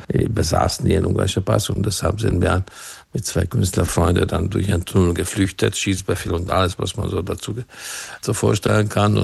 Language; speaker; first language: German; non-native, fluent; Hungarian